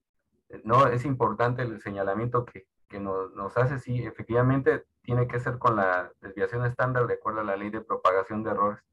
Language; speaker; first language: Spanish; native; Spanish